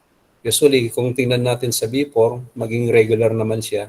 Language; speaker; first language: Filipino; native; Filipino